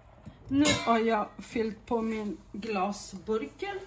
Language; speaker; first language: Swedish; non-native, fluent; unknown